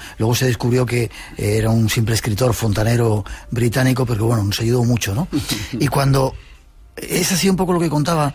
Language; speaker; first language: Spanish; native; Spanish